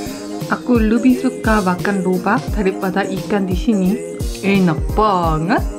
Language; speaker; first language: Indonesian; non-native, fluent; Korean